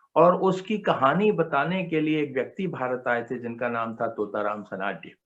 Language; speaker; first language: Hindi; native; Hindi